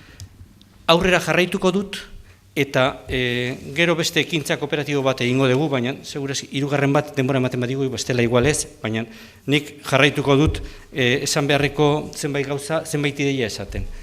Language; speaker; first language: Basque; native; Basque